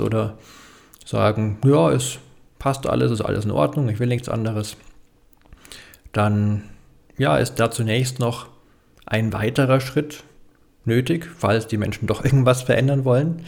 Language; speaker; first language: German; native; German